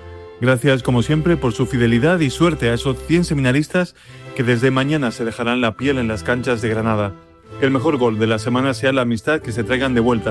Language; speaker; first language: Spanish; native; Spanish